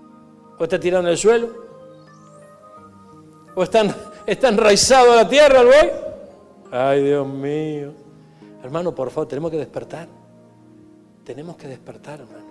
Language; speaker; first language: Spanish; native; Spanish